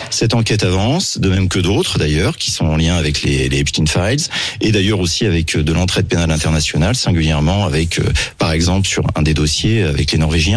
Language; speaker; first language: French; native; French